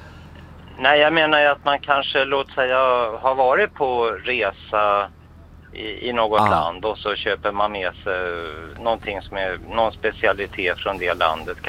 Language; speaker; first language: Swedish; native; Swedish